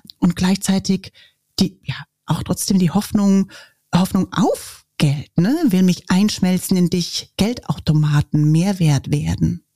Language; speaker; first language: German; native; German